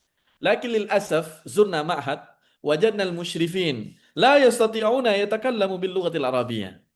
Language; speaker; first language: Arabic; non-native, fluent; Indonesian